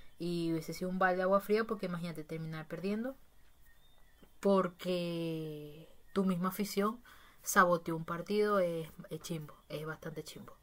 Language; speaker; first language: Spanish; native; Spanish